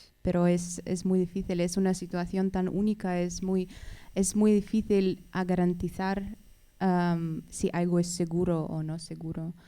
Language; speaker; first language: Spanish; non-native, fluent; Russian